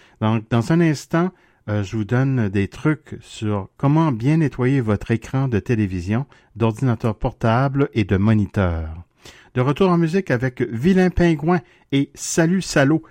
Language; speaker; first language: French; native; French